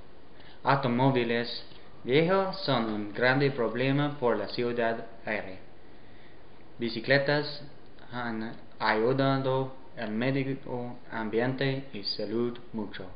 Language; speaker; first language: Spanish; non-native, learner; English